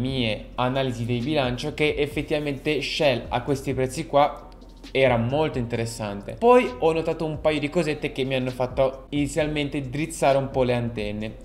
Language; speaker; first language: Italian; native; Italian